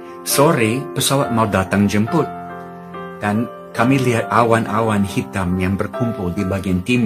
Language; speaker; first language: Indonesian; non-native, fluent; English